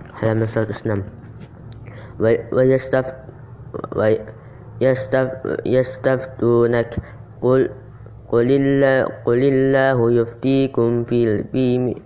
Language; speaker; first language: Arabic; non-native, learner; Indonesian